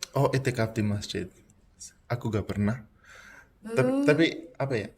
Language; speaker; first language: Indonesian; non-native, fluent; Punjabi